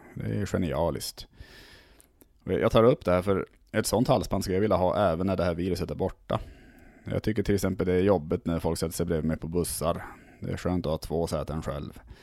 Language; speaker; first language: Swedish; native; Swedish